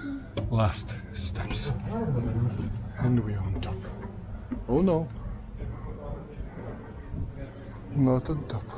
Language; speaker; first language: English; non-native, fluent; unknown